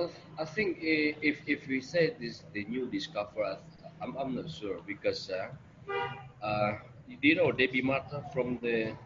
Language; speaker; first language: English; non-native, learner; Indonesian